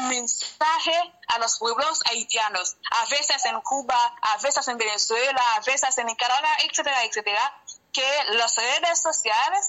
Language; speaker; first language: Spanish; non-native, learner; Haitian Creole